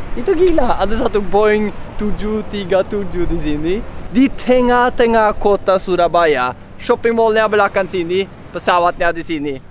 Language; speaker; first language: Indonesian; non-native, fluent; Norwegian